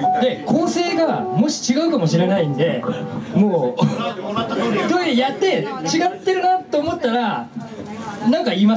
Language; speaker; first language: Japanese; native; Japanese